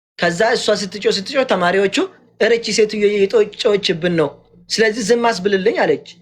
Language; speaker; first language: Amharic; non-native, local second language; Oromo